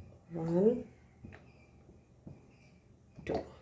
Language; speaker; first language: English; non-native, local second language; Konkani